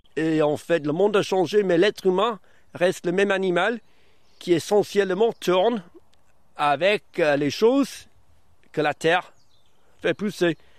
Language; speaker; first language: French; non-native, fluent; English